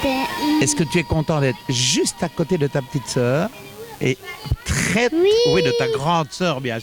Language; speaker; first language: French; native; French